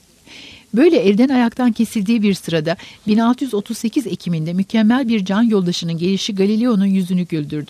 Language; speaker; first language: Turkish; native; Turkish